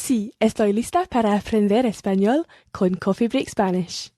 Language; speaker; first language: Spanish; non-native, learner; English